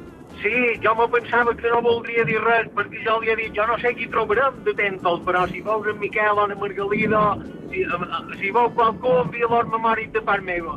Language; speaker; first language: Catalan; native; Catalan